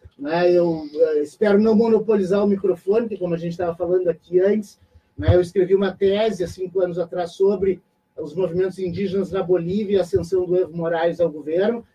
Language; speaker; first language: Portuguese; native; Portuguese